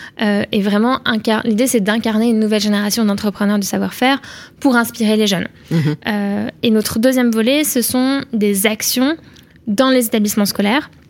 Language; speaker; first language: French; native; French